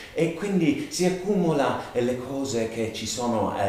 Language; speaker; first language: Italian; non-native, fluent; English